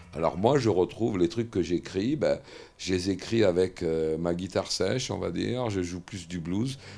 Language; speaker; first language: French; native; French